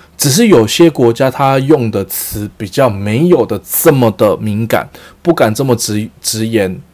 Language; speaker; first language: Chinese; early bilingual, heritage; Chinese